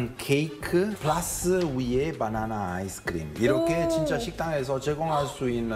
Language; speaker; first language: Korean; non-native, fluent; Italian